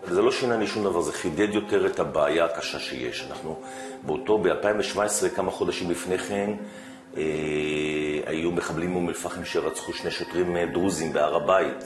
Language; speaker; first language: Hebrew; native; Hebrew